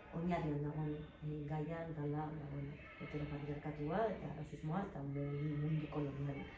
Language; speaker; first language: Basque; non-native, local second language; Spanish